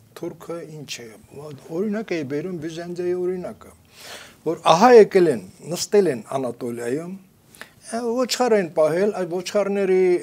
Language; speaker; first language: Armenian; native; Armenian